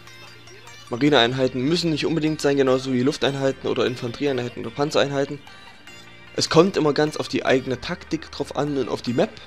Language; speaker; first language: German; native; German